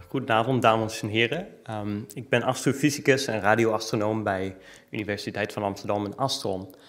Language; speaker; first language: Dutch; non-native, fluent; English